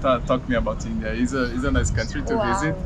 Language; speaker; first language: English; non-native, learner; Portuguese